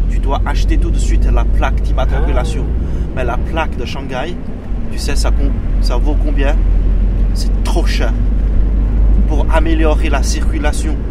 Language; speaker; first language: French; non-native, fluent; Chinese